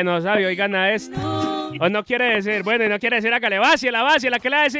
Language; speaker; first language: Spanish; native; Spanish